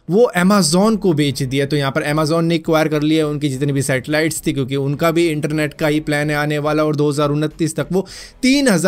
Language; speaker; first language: Hindi; native; Hindi